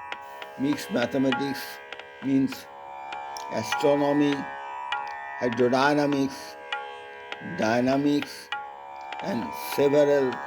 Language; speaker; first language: English; non-native, local second language; Bangla